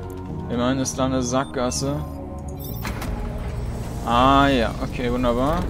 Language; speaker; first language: German; native; German